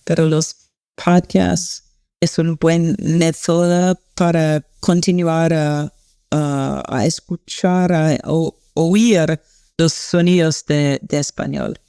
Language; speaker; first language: Spanish; non-native, learner; English